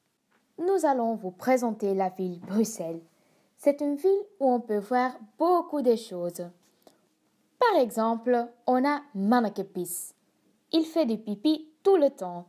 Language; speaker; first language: French; non-native, learner; Dutch